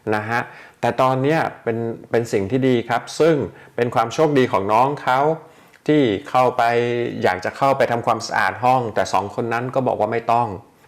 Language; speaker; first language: Thai; native; Thai